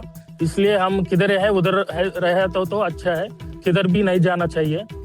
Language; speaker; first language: Hindi; non-native, local second language; Telugu